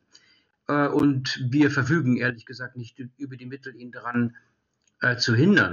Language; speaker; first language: German; early bilingual, heritage; German